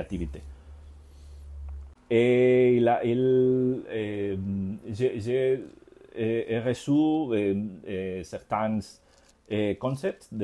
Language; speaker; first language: French; non-native, learner; Spanish